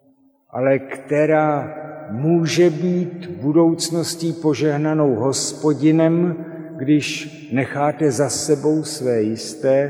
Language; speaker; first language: Czech; native; Czech